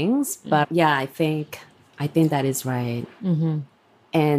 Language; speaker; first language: English; non-native, fluent; Korean